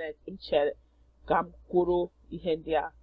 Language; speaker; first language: Igbo; non-native, learner; English